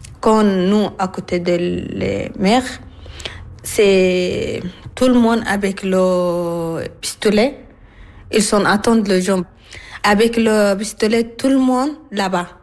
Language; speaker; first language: French; non-native, learner; Arabic